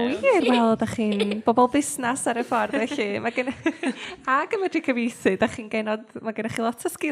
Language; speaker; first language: Welsh; native; Welsh